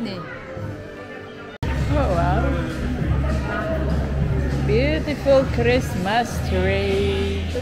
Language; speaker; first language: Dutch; non-native, learner; Filipino